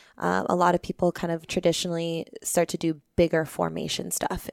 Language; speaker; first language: English; native; English